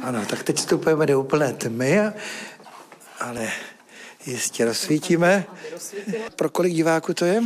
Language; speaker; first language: Czech; native; Czech